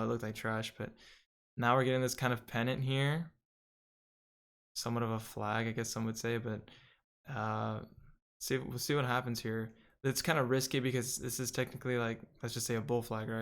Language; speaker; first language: English; native; English